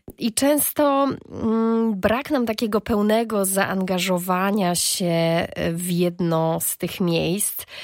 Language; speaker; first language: Polish; native; Polish